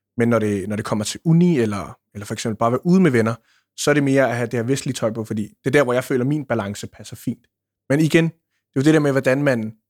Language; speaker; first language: Danish; early bilingual, other home language; Punjabi